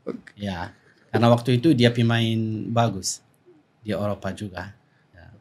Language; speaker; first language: Indonesian; non-native, fluent; Arabic